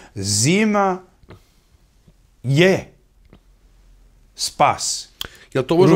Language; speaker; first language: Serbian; early bilingual, heritage; English